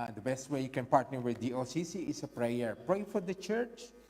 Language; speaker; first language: English; non-native, local second language; Filipino